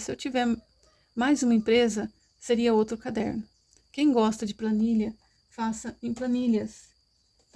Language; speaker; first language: Portuguese; native; Portuguese